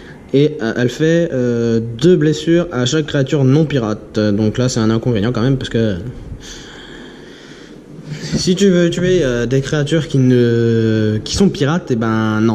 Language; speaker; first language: French; native; French